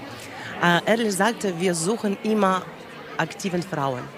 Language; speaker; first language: German; non-native, learner; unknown